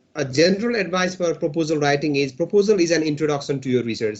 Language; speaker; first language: English; non-native, local second language; Nepali